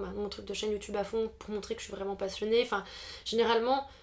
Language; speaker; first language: French; native; French